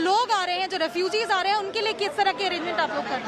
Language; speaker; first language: Hindi; native; Hindi